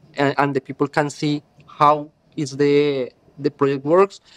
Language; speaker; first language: English; non-native, learner; Spanish